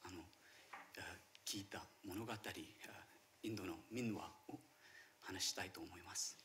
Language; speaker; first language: Japanese; non-native, fluent; Marathi